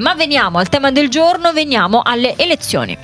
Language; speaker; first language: Italian; native; Italian